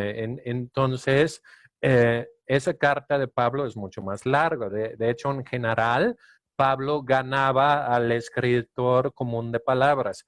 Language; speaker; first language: Spanish; non-native, fluent; Danish